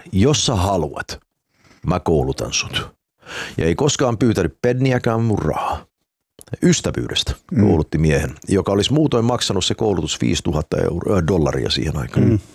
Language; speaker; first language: Finnish; early bilingual, heritage; Finnish